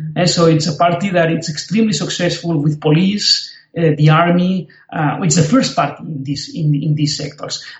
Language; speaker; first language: English; non-native, fluent; Spanish